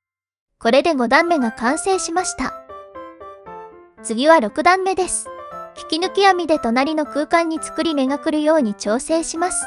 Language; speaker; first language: Japanese; native; Japanese